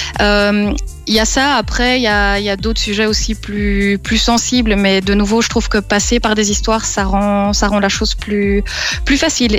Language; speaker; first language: French; native; French